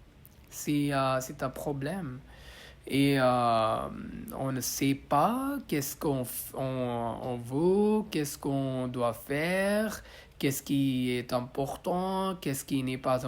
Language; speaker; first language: French; non-native, learner; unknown